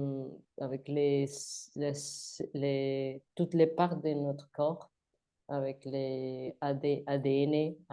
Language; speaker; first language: French; non-native, learner; Spanish